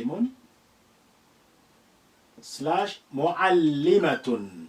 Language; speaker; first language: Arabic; non-native, fluent; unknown